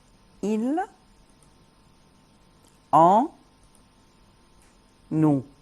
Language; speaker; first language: French; non-native, fluent; Arabic